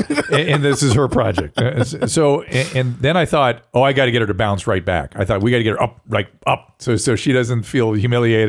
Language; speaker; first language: English; native; English